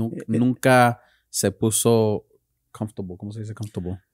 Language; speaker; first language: Spanish; early bilingual, heritage; Spanish